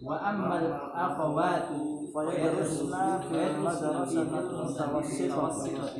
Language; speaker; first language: Arabic; non-native, learner; Indonesian